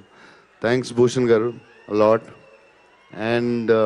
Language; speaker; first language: Telugu; native; Telugu